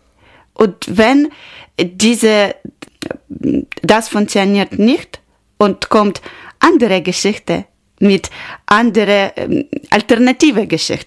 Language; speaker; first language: German; non-native, learner; Ukrainian